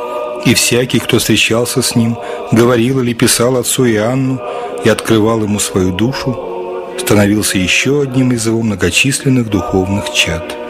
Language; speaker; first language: Russian; native; Russian